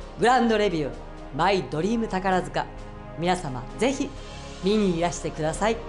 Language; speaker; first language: Japanese; native; Japanese